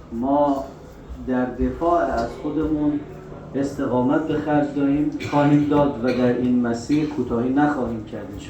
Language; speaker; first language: Persian; native; Persian